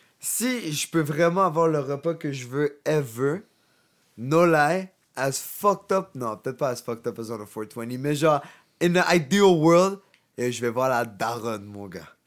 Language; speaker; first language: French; native; French